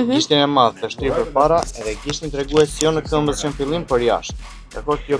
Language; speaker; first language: Albanian; native; Albanian